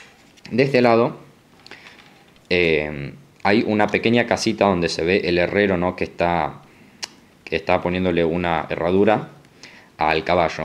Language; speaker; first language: Spanish; native; Spanish